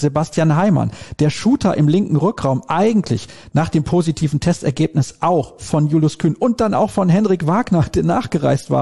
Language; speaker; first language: German; native; German